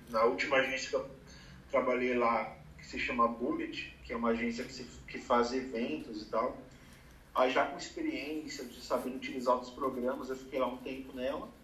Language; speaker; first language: Portuguese; native; Portuguese